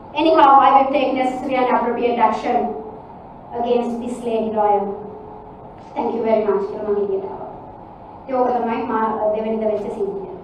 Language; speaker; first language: English; non-native, local second language; Sinhala